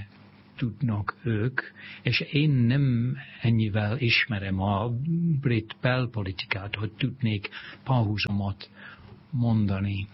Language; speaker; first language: Hungarian; non-native, fluent; English